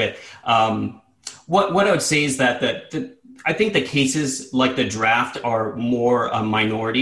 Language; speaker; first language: English; native; English